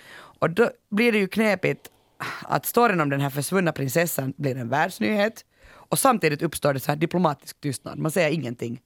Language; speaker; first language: Swedish; native; Swedish